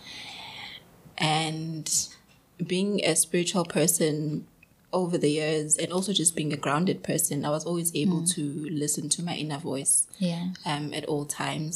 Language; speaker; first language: English; non-native, local second language; Zulu